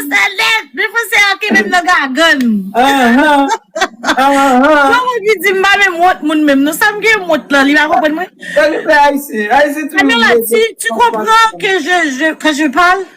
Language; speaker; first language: French; non-native, learner; Haitian Creole